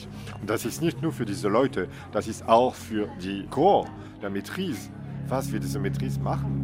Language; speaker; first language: German; non-native, fluent; French